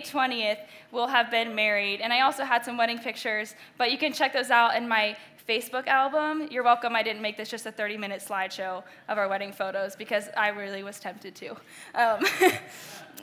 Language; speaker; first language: English; native; English